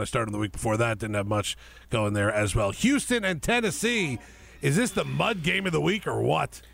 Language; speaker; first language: English; native; English